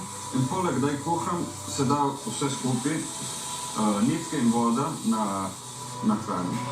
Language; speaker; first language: Slovenian; non-native, learner; Italian